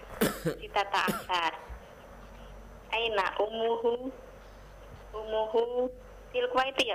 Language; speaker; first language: Arabic; non-native, learner; Indonesian